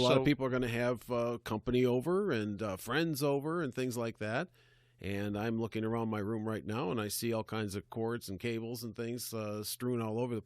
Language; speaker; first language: English; native; English